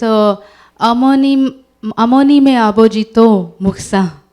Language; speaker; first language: Korean; non-native, learner; Urdu